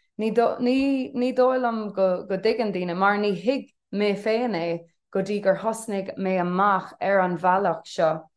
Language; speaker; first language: Irish; non-native, local second language; English